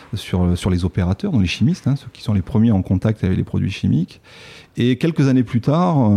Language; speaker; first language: French; native; French